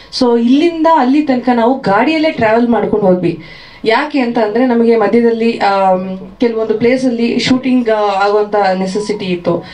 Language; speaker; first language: Kannada; native; Kannada